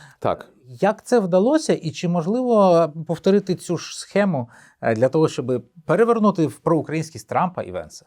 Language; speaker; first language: Ukrainian; native; Ukrainian